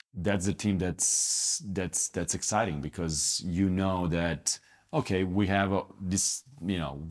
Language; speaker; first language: English; non-native, fluent; Croatian